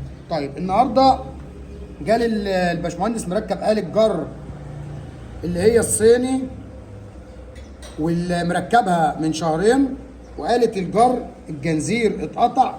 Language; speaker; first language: Arabic; native; Arabic